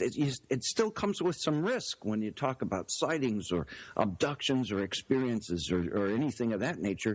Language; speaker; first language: English; native; English